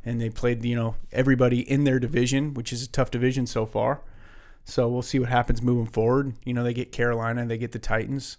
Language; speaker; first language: English; native; English